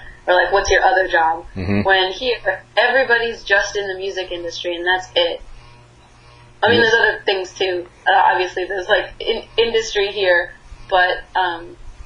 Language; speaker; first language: English; native; English